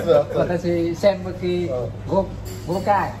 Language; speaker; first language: Japanese; non-native, learner; Vietnamese